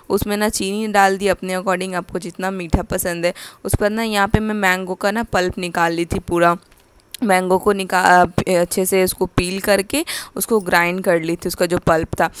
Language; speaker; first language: Hindi; native; Hindi